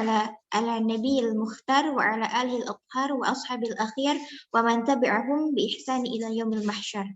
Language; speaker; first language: Arabic; non-native, learner; Indonesian